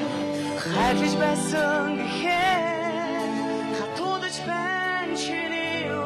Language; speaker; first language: Mongolian; native; Mongolian